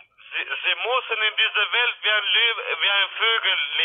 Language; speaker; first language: German; non-native, learner; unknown